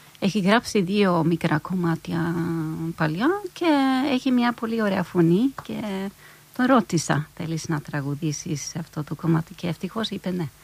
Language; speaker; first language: Greek; non-native, fluent; Norwegian